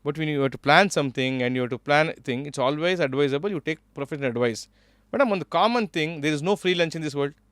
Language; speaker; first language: English; non-native, local second language; Kannada